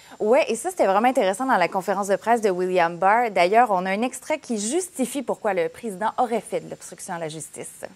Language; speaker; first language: French; native; French